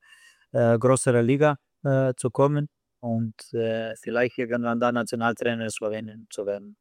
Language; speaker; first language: German; non-native, fluent; Slovenian